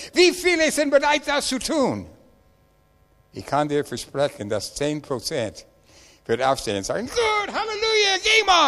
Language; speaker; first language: German; non-native, learner; English